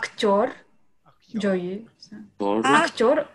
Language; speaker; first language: Russian; non-native, learner; Japanese